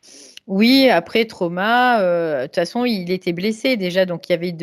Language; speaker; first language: French; native; French